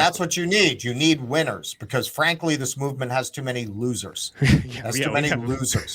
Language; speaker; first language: English; native; English